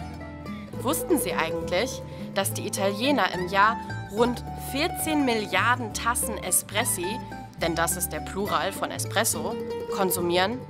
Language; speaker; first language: German; native; German